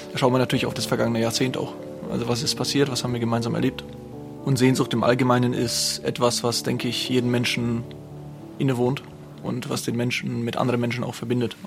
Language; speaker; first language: German; native; German